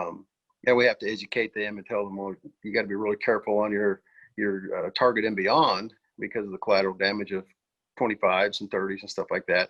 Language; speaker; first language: English; native; English